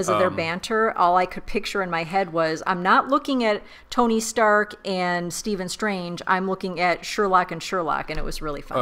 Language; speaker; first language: English; native; English